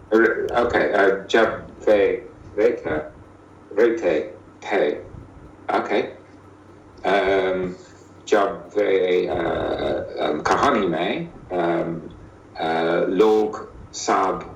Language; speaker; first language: Hindi; non-native, learner; English